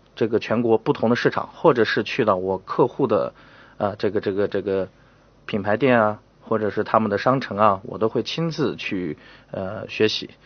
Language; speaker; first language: Chinese; native; Chinese